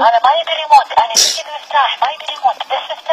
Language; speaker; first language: Arabic; non-native, learner; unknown